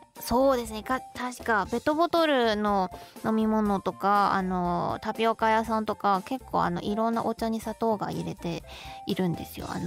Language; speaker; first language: Japanese; non-native, fluent; Chinese